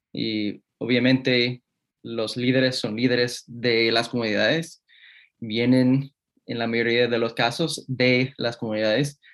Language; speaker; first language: Spanish; non-native, fluent; English